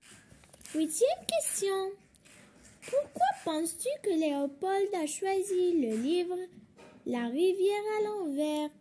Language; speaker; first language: French; non-native, local second language; Arabic